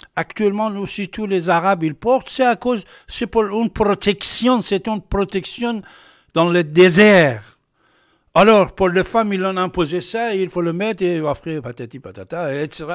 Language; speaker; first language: French; non-native, fluent; Persian